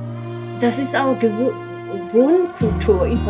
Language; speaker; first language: German; non-native, fluent; Korean